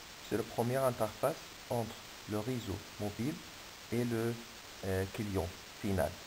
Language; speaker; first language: French; non-native, fluent; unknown